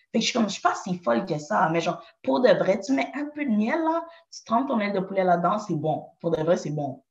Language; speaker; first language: French; native; French